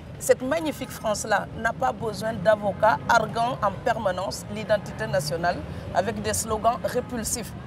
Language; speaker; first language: French; non-native, local second language; Serer